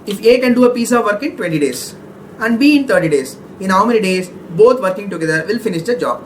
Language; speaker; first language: English; non-native, local second language; Tamil